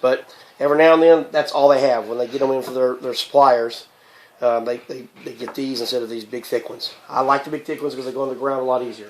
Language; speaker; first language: English; native; English